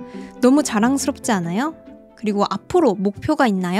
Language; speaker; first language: Korean; native; Korean